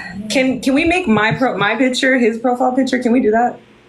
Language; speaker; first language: English; early bilingual, other home language; Spanish